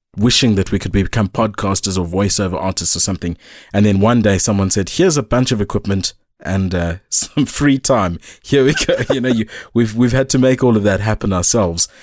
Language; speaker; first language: English; native; English